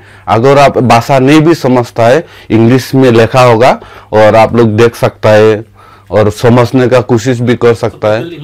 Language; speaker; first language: Hindi; non-native, local second language; Khasi